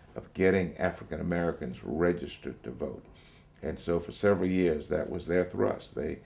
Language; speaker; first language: English; native; English